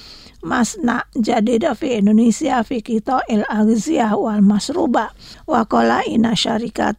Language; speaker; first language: Arabic; non-native, learner; Indonesian